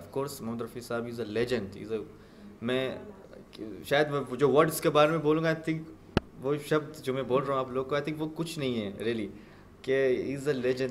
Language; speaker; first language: Hindi; non-native, fluent; Arabic